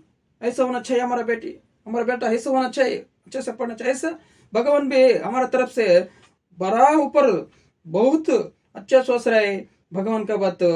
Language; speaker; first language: Hindi; non-native, local second language; Telugu